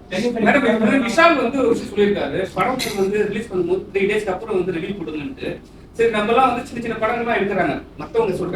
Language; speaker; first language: Tamil; native; Tamil